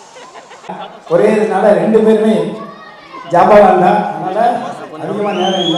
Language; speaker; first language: Tamil; native; Tamil